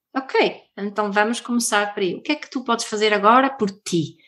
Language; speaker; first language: Portuguese; non-native, fluent; Swedish